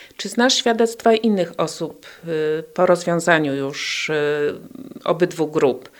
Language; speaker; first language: Polish; native; Polish